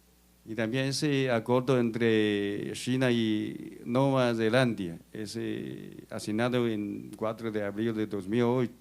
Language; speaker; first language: Spanish; non-native, fluent; Chinese